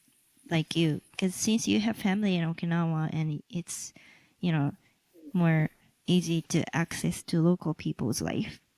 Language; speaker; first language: English; non-native, local second language; Japanese